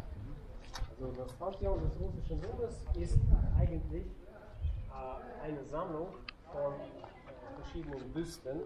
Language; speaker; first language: German; non-native, fluent; Romanian